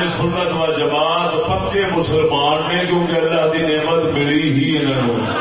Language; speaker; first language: Urdu; non-native, local second language; Punjabi